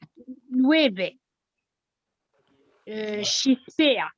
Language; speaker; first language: Spanish; non-native, learner; French